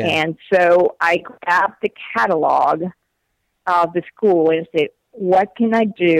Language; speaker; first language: English; non-native, fluent; Spanish